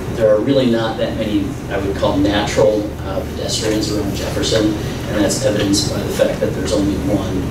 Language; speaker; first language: English; native; English